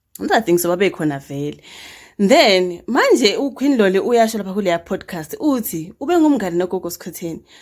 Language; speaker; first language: Zulu; native; Zulu